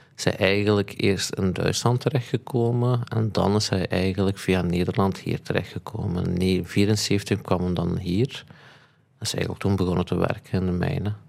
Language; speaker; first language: Dutch; early bilingual, other home language; Turkish